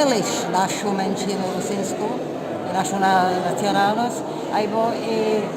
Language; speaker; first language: Czech; non-native, learner; Rusyn